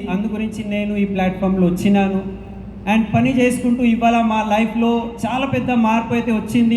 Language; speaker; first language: Telugu; non-native, local second language; Hindi